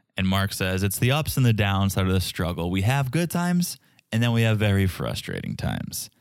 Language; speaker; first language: English; native; English